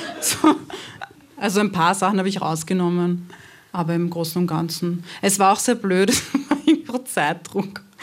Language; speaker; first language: German; early bilingual, other home language; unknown